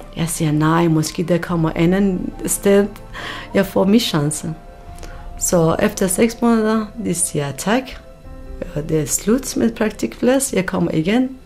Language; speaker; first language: Danish; non-native, learner; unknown